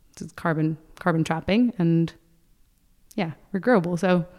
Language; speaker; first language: English; non-native, fluent; Spanish